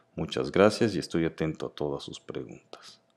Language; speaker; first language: Spanish; native; Spanish